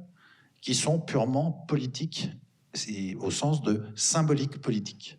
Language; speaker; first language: French; native; French